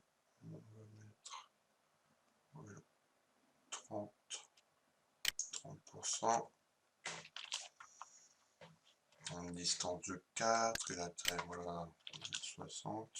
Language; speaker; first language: French; native; French